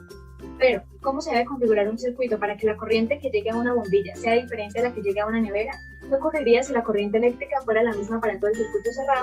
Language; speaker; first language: Spanish; native; Spanish